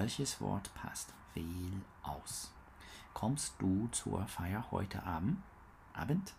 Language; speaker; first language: German; non-native, learner; English